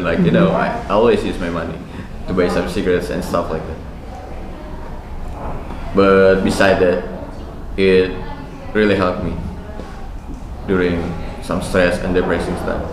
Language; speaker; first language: English; non-native, learner; Indonesian